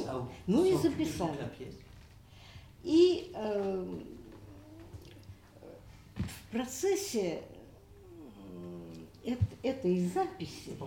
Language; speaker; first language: Russian; native; Russian